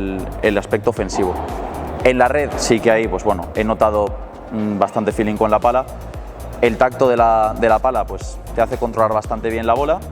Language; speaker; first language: Spanish; native; Spanish